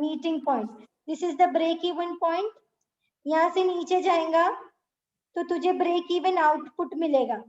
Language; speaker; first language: Hindi; native; Hindi